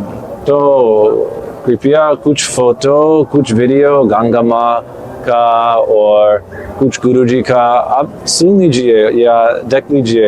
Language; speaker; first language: Hindi; non-native, learner; English